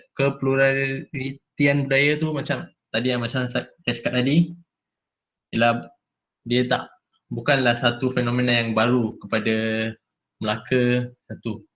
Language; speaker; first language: Malay; non-native, local second language; Telugu